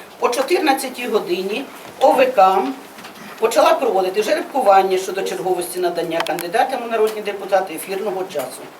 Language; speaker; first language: Ukrainian; native; Ukrainian